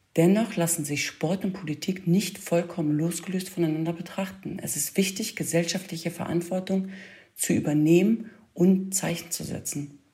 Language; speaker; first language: German; early bilingual, other home language; Kurdish